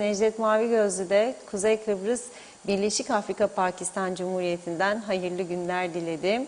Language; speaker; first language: Turkish; native; Turkish